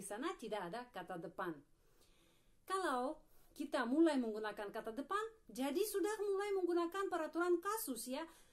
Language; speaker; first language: Indonesian; non-native, fluent; Russian